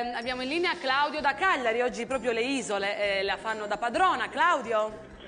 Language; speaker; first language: Italian; native; Italian